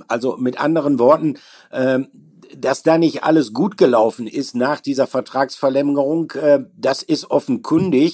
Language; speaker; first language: German; native; German